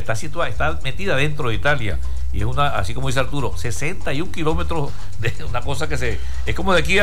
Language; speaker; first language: Spanish; native; Spanish